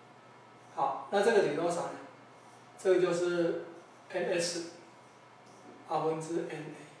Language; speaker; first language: Chinese; native; Chinese